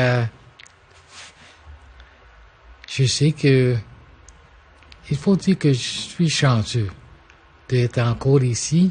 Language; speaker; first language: French; non-native, local second language; English